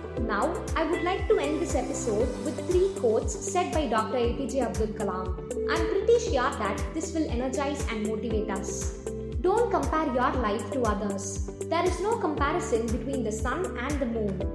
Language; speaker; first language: English; non-native, local second language; Tamil